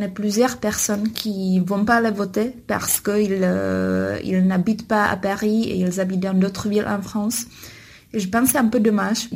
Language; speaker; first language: French; non-native, fluent; Czech